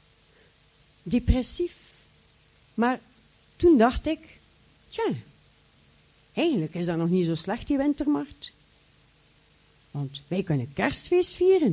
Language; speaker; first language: Dutch; native; Dutch